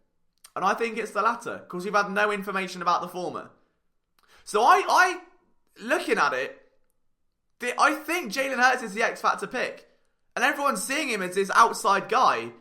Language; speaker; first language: English; native; English